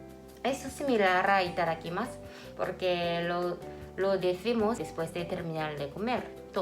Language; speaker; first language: Spanish; non-native, fluent; Japanese